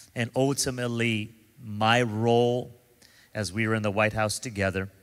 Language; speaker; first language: English; native; English